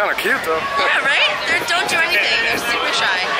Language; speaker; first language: English; native; English